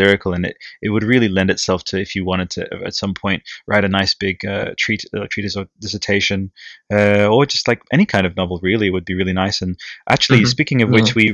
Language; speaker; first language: English; non-native, fluent; Italian